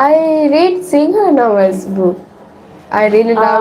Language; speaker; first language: English; non-native, learner; Sinhala